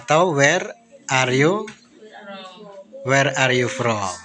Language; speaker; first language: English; non-native, learner; Indonesian